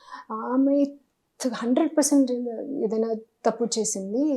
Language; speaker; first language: Telugu; non-native, local second language; Hindi